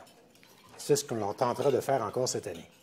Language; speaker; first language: French; native; French